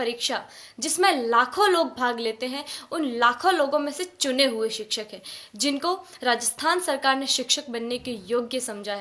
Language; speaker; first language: Hindi; native; Hindi